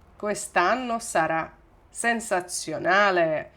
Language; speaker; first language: Italian; non-native, fluent; Ukrainian